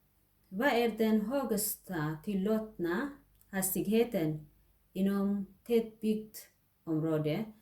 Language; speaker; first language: Swedish; non-native, learner; Tigrinya